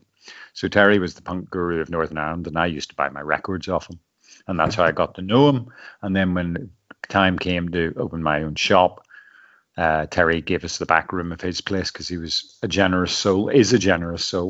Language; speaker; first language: English; native; English